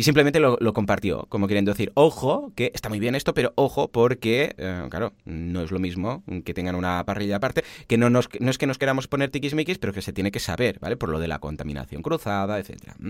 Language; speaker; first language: Spanish; native; Spanish